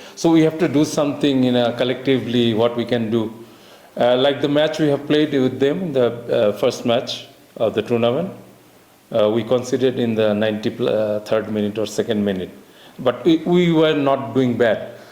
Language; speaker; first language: English; non-native, local second language; Bangla